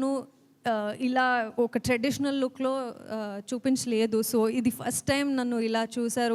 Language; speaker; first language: Telugu; non-native, learner; Kannada